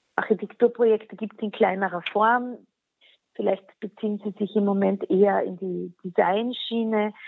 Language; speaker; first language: German; non-native, local second language; Slovenian